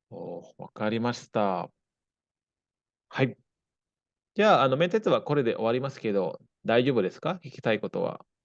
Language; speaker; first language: Japanese; non-native, fluent; Indonesian